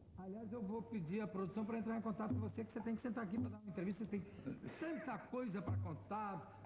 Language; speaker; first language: Portuguese; native; Portuguese